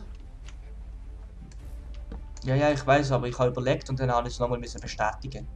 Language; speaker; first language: German; native; German